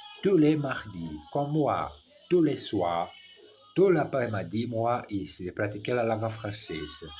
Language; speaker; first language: French; non-native, learner; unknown